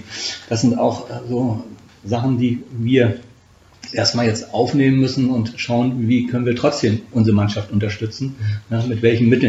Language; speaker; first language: German; native; German